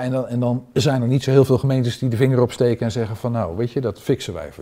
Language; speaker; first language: Dutch; native; Dutch